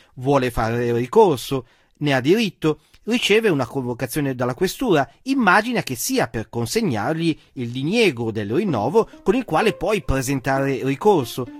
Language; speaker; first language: Italian; native; Italian